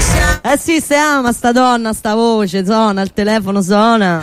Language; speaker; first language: Italian; native; Italian